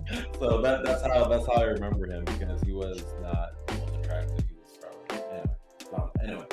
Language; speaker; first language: English; native; English